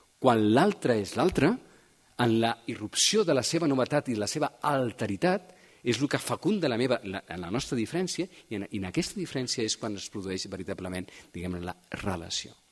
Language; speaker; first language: Catalan; native; Catalan